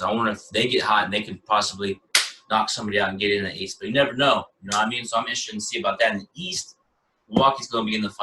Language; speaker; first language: English; native; English